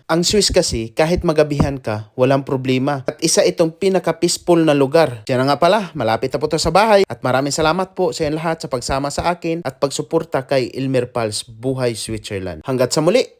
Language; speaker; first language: Filipino; non-native, local second language; Cebuano